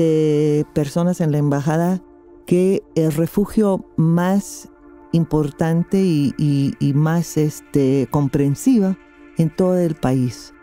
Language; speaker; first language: Spanish; non-native, fluent; English